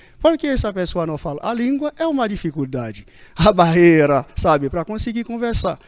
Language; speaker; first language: Portuguese; non-native, fluent; Haitian Creole